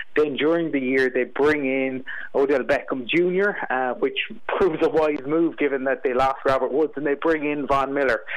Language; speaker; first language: English; native; English